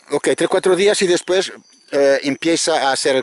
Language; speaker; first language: Spanish; non-native, learner; French